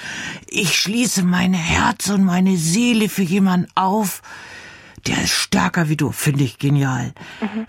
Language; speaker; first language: German; native; German